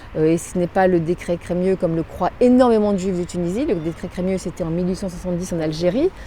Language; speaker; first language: French; native; French